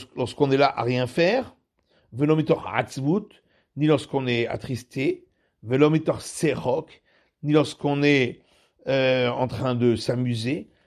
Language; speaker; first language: French; native; French